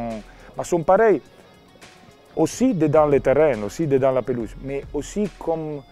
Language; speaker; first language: French; non-native, learner; Italian